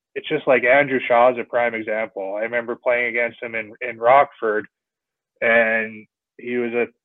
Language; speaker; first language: English; native; English